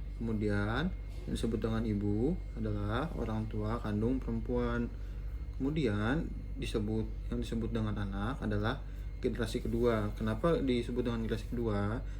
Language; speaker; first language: Indonesian; native; Indonesian